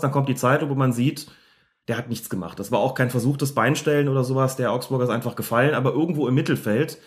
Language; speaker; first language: German; native; German